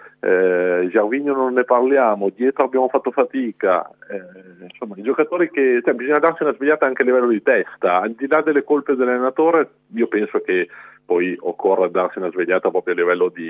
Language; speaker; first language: Italian; native; Italian